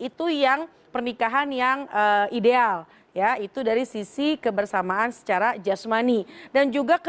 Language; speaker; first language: Indonesian; native; Indonesian